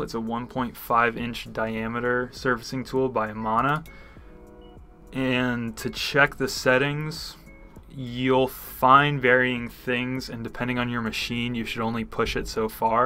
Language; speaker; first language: English; native; English